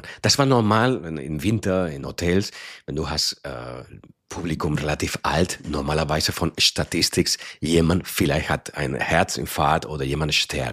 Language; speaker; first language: German; non-native, fluent; Spanish